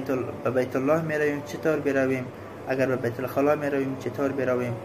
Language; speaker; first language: Persian; native; Persian